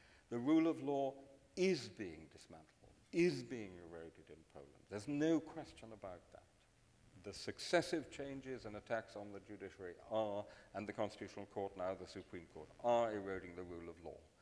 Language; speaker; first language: English; native; English